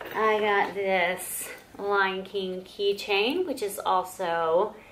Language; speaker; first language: English; native; English